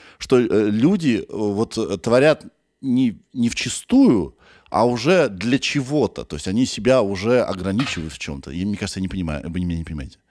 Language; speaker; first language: Russian; native; Russian